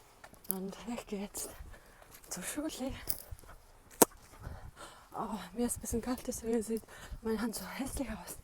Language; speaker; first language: German; non-native, learner; Mongolian